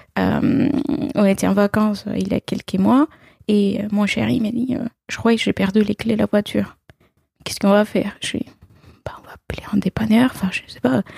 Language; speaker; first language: French; non-native, fluent; Spanish